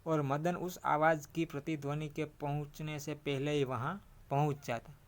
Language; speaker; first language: Hindi; non-native, local second language; Gujarati